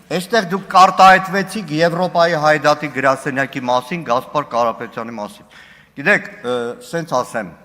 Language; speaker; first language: Armenian; native; Armenian